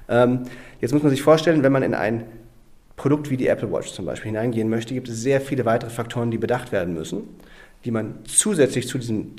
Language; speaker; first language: German; native; German